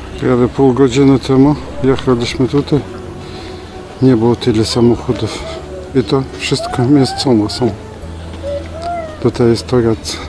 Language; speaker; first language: Polish; non-native, fluent; Turkish